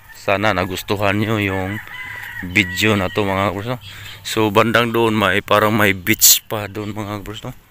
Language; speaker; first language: Filipino; non-native, local second language; Cebuano